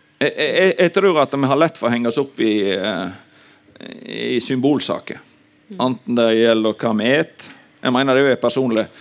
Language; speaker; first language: Norwegian; native; Norwegian